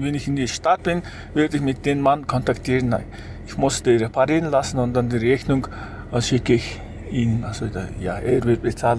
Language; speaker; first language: German; non-native, learner; Mongolian